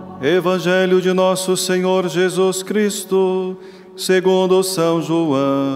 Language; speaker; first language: Portuguese; native; Portuguese